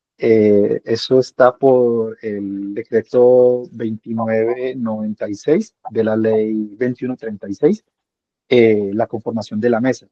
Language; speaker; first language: Spanish; native; Spanish